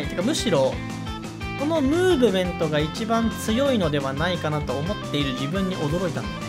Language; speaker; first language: Japanese; native; Japanese